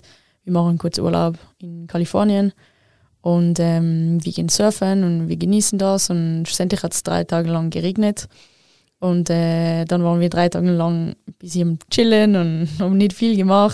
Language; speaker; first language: German; non-native, local second language; French